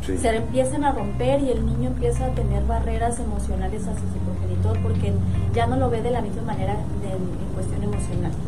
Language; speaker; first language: Spanish; native; Spanish